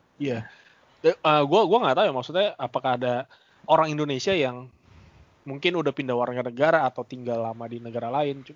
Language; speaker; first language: Indonesian; native; Indonesian